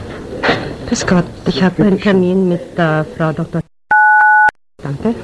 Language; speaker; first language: German; non-native, learner; English